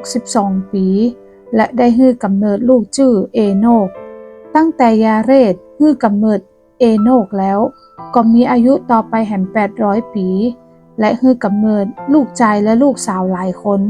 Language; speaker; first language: Thai; non-native, local second language; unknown